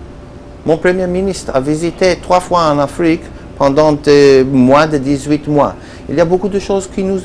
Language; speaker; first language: French; non-native, learner; Hebrew